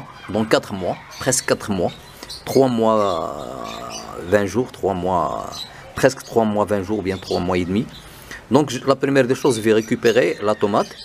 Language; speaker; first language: French; non-native, local second language; Arabic